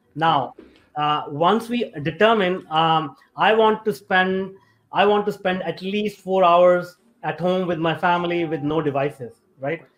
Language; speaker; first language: English; non-native, local second language; Hindi